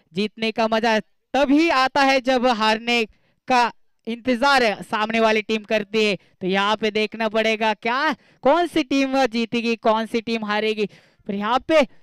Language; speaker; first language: Hindi; non-native, local second language; Marathi